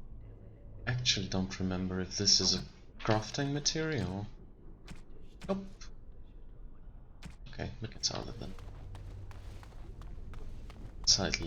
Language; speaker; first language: English; non-native, fluent; German